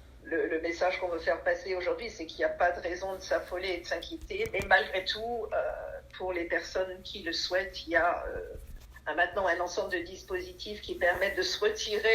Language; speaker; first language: French; native; French